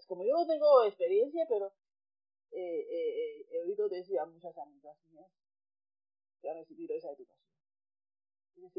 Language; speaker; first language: Spanish; non-native, fluent; Chinese